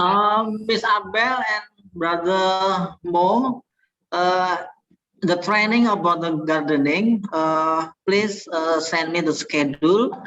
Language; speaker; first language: English; non-native, learner; Indonesian